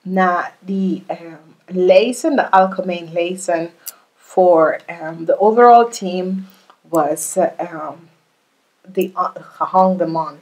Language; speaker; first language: Dutch; non-native, learner; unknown